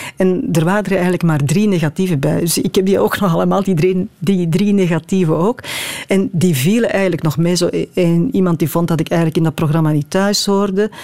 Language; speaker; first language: Dutch; native; Dutch